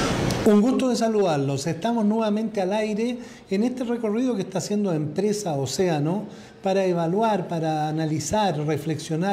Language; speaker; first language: Spanish; native; Spanish